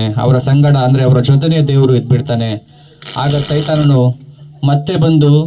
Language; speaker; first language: Kannada; native; Kannada